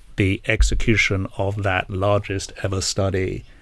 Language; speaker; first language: English; native; English